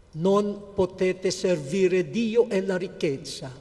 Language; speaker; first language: Italian; non-native, fluent; Filipino